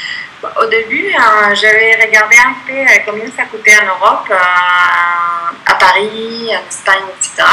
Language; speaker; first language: French; non-native, fluent; Spanish